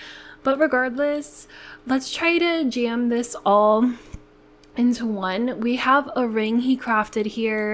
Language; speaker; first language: English; native; English